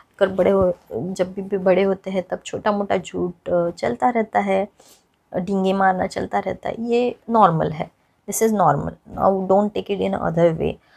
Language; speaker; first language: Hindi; non-native, local second language; Marathi